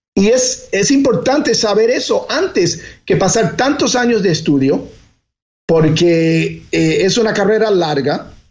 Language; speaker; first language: Spanish; early bilingual, heritage; Spanish